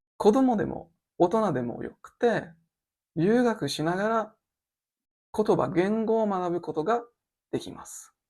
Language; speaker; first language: Japanese; non-native, learner; French